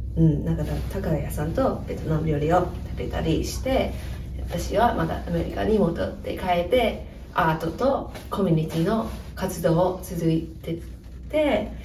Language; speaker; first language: Japanese; non-native, fluent; English